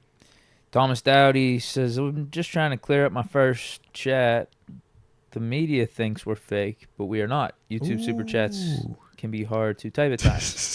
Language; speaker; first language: English; native; English